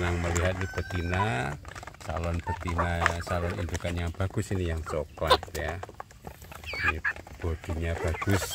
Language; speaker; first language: Indonesian; native; Indonesian